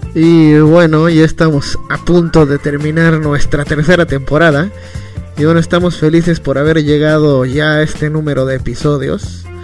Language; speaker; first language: Spanish; native; Spanish